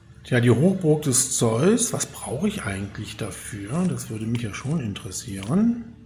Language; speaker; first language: German; native; German